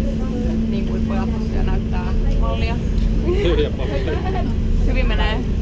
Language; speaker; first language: Finnish; native; Finnish